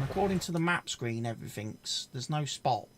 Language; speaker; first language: English; native; English